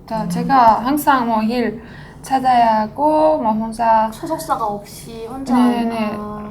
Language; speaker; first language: Korean; non-native, fluent; French